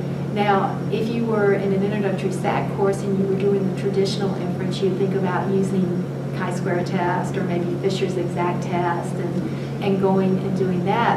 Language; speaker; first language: English; native; English